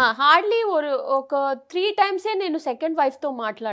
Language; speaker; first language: Telugu; non-native, learner; Tamil